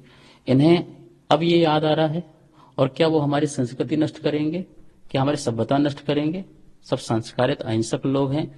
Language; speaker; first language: Hindi; native; Hindi